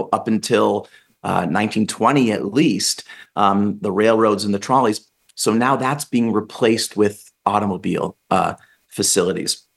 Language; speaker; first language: English; native; English